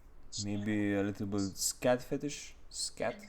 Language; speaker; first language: English; non-native, learner; Lithuanian